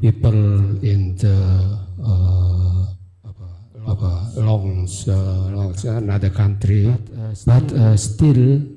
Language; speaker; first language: English; non-native, learner; Indonesian